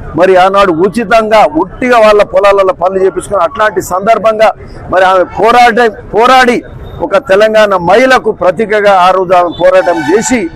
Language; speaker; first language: Telugu; native; Telugu